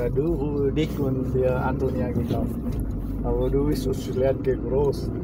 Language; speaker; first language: German; non-native, learner; Vietnamese